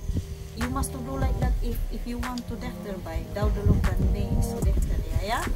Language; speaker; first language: English; non-native, learner; Filipino